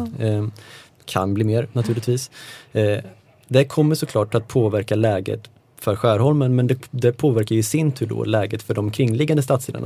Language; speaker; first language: Swedish; native; Swedish